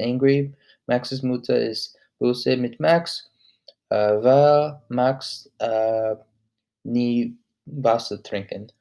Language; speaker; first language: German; non-native, learner; English